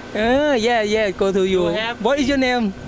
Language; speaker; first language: English; non-native, learner; Thai